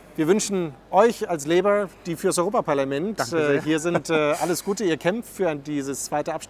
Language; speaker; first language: German; native; German